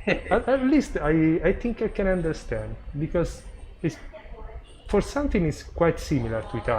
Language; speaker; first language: English; non-native, fluent; Italian